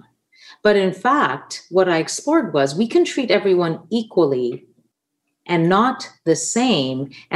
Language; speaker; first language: English; non-native, fluent; Italian